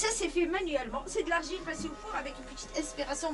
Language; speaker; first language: French; native; French